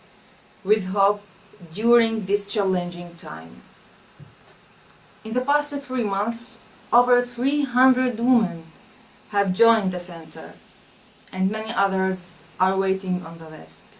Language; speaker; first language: English; non-native, fluent; Arabic